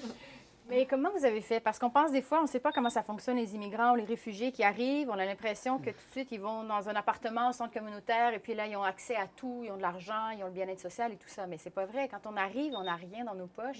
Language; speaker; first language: French; native; French